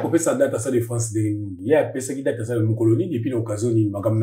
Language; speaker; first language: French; non-native, local second language; Lingala